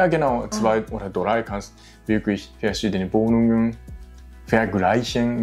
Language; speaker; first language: German; non-native, learner; Japanese